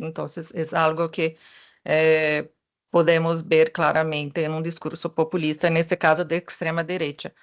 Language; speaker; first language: Spanish; non-native, fluent; Portuguese